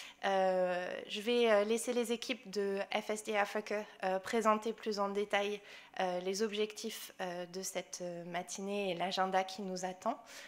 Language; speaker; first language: French; non-native, fluent; English